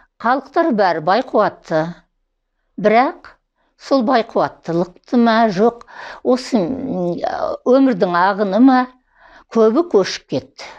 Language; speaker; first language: Kazakh; native; Kazakh